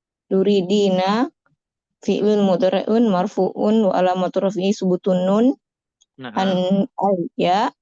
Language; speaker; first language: Arabic; non-native, learner; Indonesian